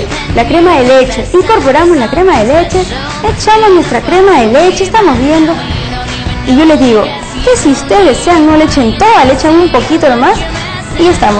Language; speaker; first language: Spanish; native; Spanish